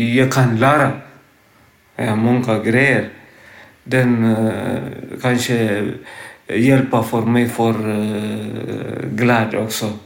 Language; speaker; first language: Swedish; non-native, learner; Tigrinya